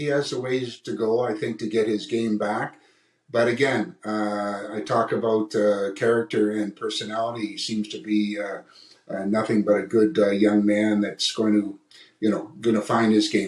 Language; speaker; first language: English; native; English